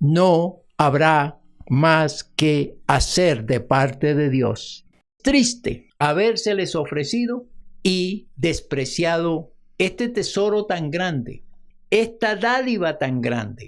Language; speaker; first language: Spanish; native; Spanish